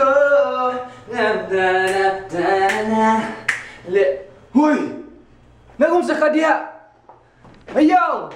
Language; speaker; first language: Cebuano; non-native, fluent; English